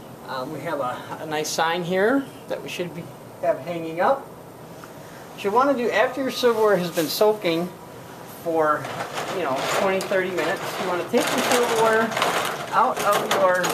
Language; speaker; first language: English; native; English